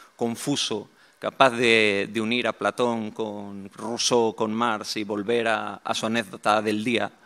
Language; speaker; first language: Spanish; native; Spanish